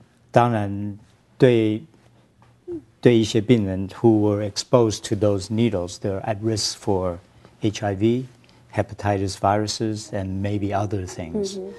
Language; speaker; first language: English; early bilingual, other home language; Chinese